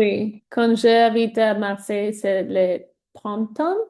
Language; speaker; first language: French; non-native, learner; Spanish